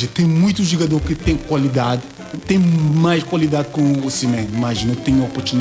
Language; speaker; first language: Portuguese; non-native, learner; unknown